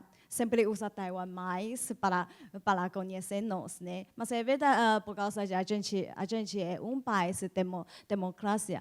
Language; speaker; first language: Portuguese; non-native, learner; Chinese